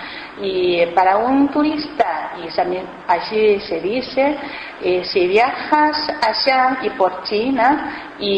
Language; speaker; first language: Spanish; non-native, fluent; Chinese